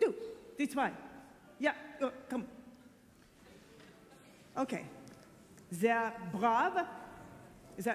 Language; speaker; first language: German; non-native, learner; English